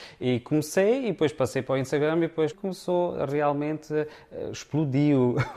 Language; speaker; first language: Portuguese; early bilingual, heritage; Portuguese